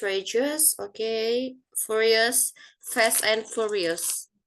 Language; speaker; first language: English; non-native, fluent; Indonesian